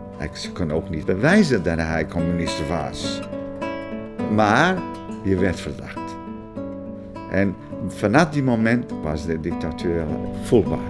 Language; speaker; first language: Dutch; non-native, fluent; Portuguese